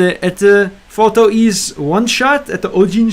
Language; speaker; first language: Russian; non-native, learner; English